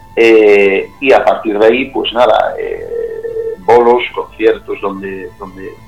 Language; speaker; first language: Spanish; native; Spanish